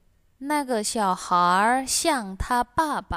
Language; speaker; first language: Chinese; non-native, fluent; Indonesian